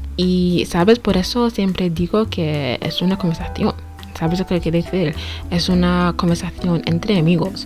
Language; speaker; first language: Spanish; non-native, fluent; English